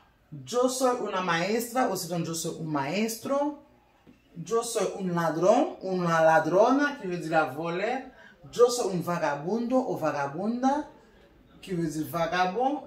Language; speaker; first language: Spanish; non-native, learner; Haitian Creole